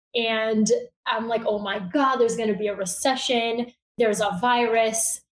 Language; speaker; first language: English; early bilingual, other home language; Bulgarian